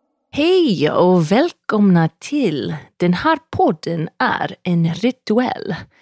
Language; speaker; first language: Swedish; non-native, learner; English